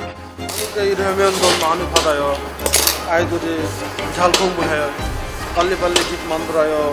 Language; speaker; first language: Korean; non-native, learner; Bangla